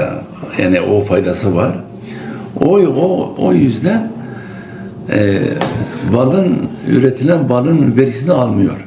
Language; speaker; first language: Turkish; non-native, local second language; Kurdish